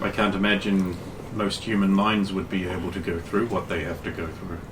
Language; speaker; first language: English; native; English